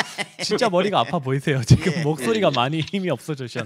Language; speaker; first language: Korean; native; Korean